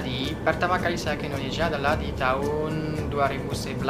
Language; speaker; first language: Indonesian; non-native, fluent; French